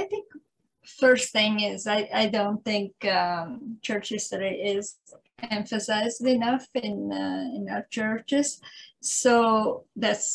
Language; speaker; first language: English; non-native, fluent; Italian